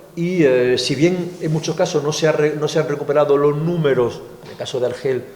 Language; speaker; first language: Spanish; native; Spanish